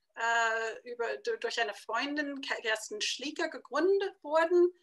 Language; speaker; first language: German; non-native, fluent; English